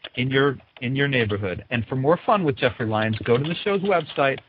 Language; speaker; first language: English; native; English